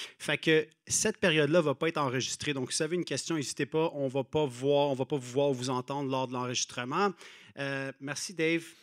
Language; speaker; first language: French; native; French